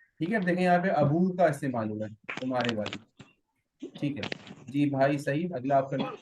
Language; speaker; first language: Urdu; native; Urdu